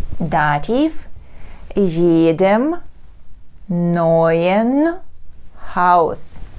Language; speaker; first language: German; non-native, fluent; Ukrainian